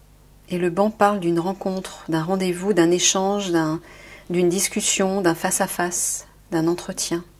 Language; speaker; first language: French; native; French